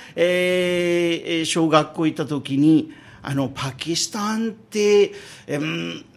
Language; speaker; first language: Japanese; non-native, fluent; Urdu